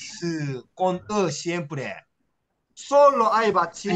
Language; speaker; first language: Spanish; non-native, learner; Korean